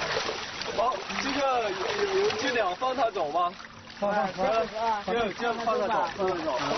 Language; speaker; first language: Chinese; non-native, learner; English